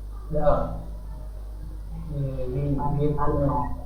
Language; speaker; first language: German; non-native, learner; Hindi